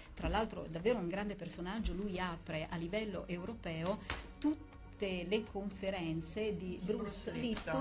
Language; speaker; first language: Italian; native; Italian